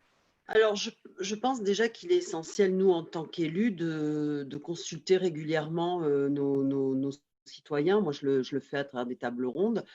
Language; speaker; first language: French; native; French